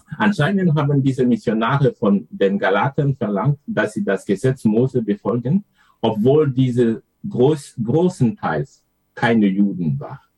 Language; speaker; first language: German; non-native, fluent; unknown